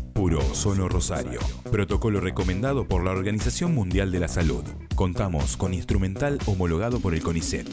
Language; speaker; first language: Spanish; native; Spanish